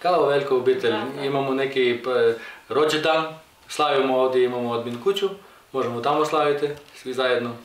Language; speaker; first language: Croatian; non-native, learner; Ukrainian